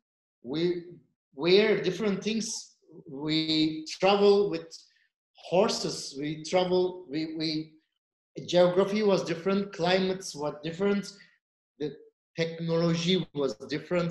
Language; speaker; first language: English; non-native, fluent; Turkish